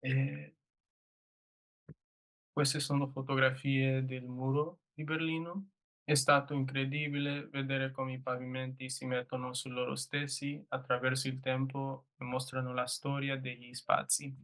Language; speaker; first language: Italian; non-native, learner; English